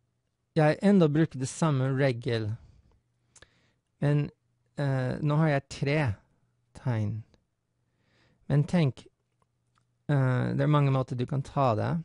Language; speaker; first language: Norwegian; non-native, fluent; English